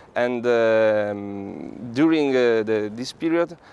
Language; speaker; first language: English; non-native, learner; Italian